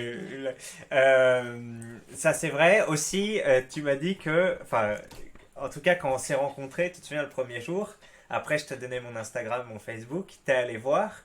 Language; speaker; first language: French; native; French